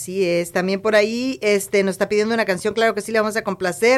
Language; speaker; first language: Spanish; native; Spanish